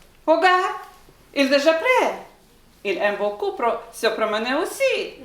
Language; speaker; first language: French; non-native, learner; Ukrainian